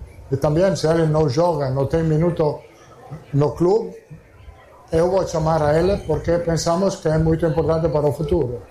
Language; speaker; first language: Portuguese; non-native, fluent; Italian